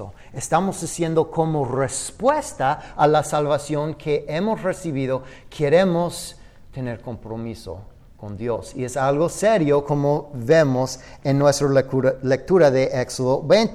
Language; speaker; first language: Spanish; non-native, fluent; English